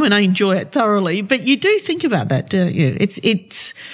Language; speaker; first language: English; non-native, local second language; Arabic